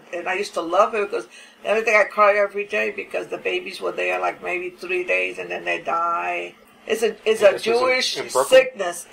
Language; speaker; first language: English; native; English